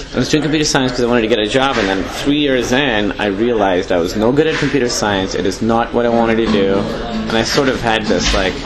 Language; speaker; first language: English; non-native, local second language; Urdu